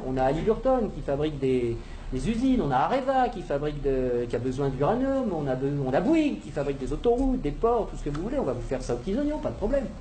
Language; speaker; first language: French; native; French